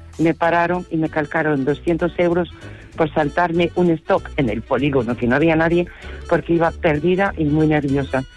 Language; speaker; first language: Spanish; non-native, fluent; French